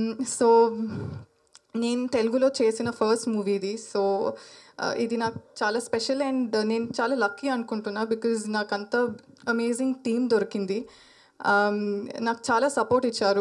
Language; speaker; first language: Telugu; non-native, learner; Malayalam